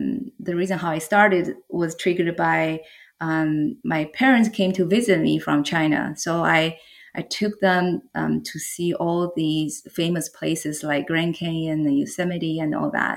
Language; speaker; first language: English; non-native, fluent; Chinese